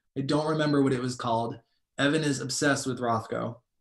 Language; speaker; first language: English; early bilingual, other home language; Spanish